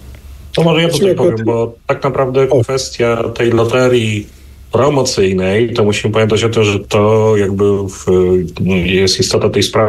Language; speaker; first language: Polish; native; Polish